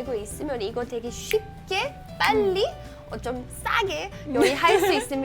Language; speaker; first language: Korean; non-native, fluent; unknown